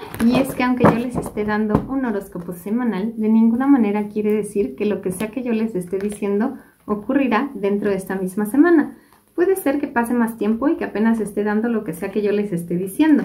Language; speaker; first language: Spanish; native; Spanish